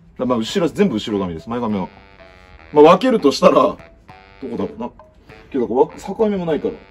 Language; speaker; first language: Japanese; native; Japanese